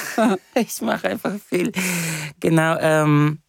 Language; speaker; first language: German; non-native, fluent; Portuguese